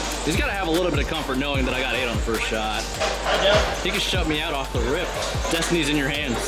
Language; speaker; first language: English; native; English